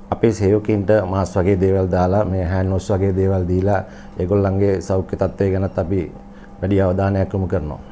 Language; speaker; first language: Sinhala; native; Sinhala